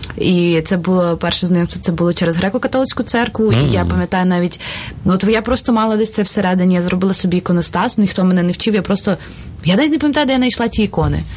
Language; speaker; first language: Ukrainian; non-native, local second language; Russian